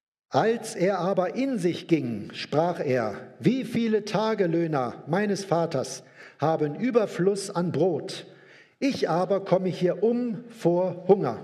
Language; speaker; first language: German; native; German